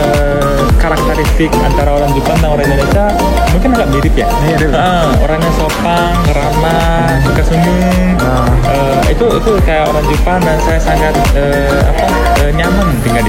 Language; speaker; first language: Indonesian; non-native, fluent; Japanese